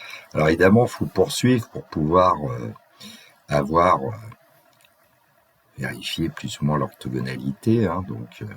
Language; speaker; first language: French; native; French